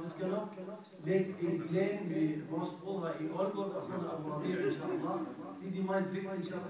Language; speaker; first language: Danish; non-native, fluent; Arabic